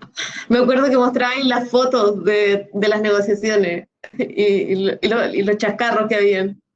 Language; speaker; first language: Spanish; native; Spanish